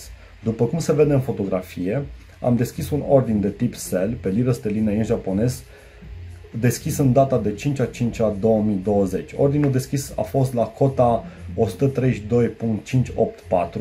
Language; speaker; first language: Romanian; native; Romanian